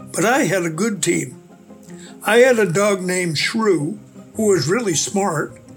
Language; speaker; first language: English; native; English